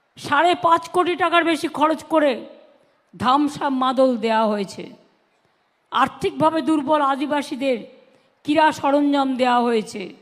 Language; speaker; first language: Bangla; native; Bangla